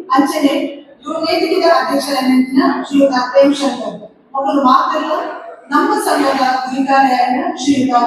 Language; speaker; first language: Kannada; non-native, local second language; Tulu